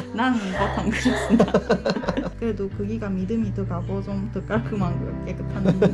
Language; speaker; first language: Korean; early bilingual, heritage; Korean